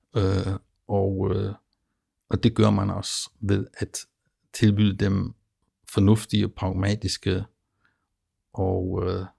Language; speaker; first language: Danish; non-native, fluent; German